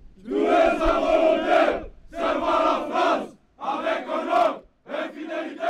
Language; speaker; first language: French; non-native, learner; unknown